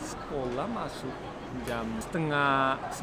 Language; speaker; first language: Indonesian; non-native, learner; Korean